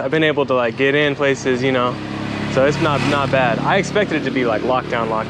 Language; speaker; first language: English; native; English